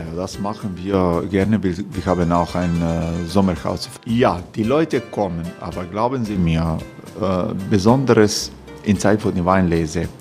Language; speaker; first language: German; non-native, fluent; Croatian